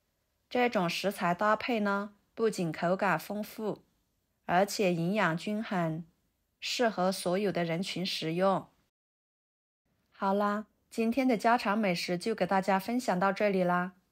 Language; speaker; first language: Chinese; native; Chinese